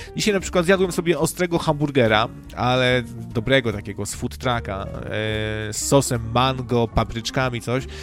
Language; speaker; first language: Polish; native; Polish